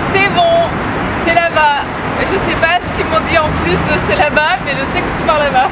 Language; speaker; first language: French; native; French